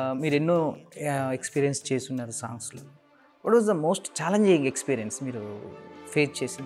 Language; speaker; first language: Telugu; native; Telugu